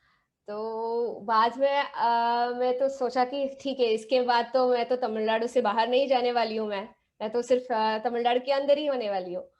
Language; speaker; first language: Hindi; non-native, local second language; Tamil